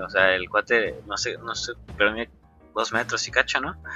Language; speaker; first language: Spanish; native; Spanish